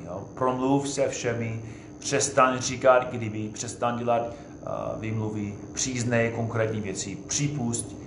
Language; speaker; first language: Czech; non-native, fluent; English